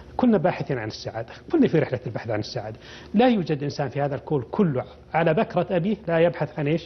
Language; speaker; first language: Arabic; native; Arabic